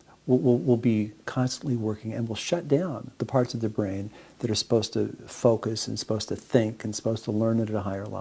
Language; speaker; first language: English; native; English